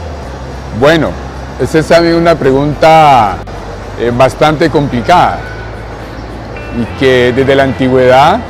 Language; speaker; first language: Spanish; native; Spanish